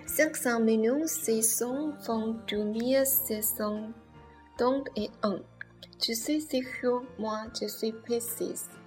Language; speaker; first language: French; non-native, learner; Chinese